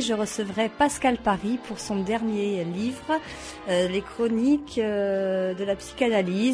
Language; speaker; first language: French; native; French